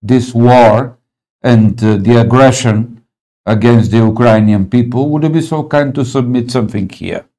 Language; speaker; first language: English; non-native, learner; Bulgarian